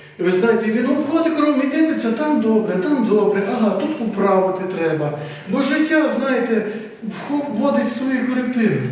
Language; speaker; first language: Ukrainian; native; Ukrainian